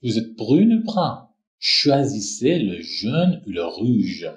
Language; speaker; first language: French; non-native, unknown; Persian